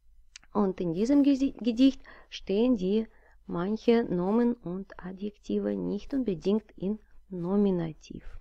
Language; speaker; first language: German; non-native, fluent; Russian